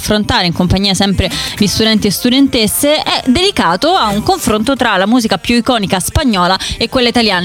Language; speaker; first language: Italian; native; Italian